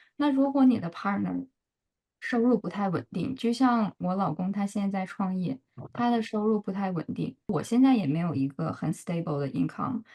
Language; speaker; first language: Chinese; native; Chinese